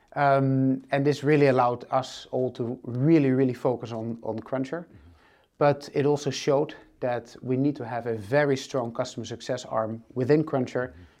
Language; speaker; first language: English; non-native, fluent; Dutch